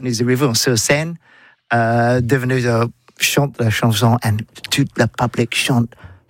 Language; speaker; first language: French; non-native, learner; English